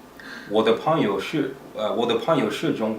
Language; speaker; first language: Chinese; non-native, learner; English